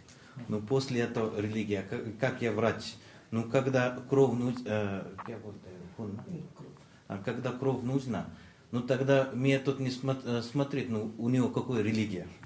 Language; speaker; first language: Russian; non-native, learner; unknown